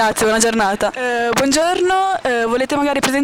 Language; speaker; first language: Italian; native; Italian